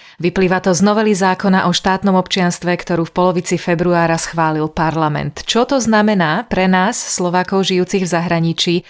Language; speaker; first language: Slovak; native; Slovak